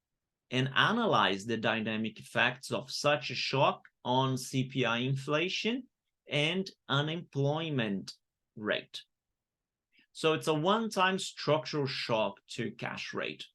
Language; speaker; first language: English; non-native, fluent; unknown